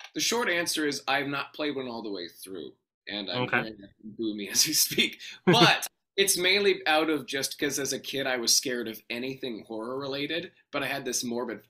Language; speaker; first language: English; native; English